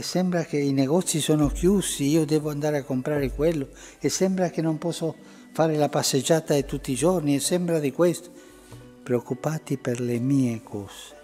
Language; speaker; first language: Italian; early bilingual, heritage; Spanish